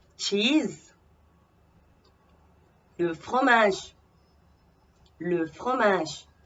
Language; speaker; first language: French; non-native, fluent; Spanish